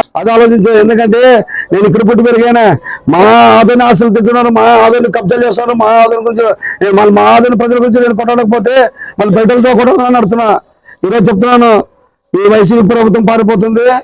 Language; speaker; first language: Telugu; native; Telugu